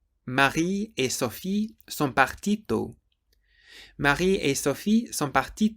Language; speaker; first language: French; non-native, fluent; English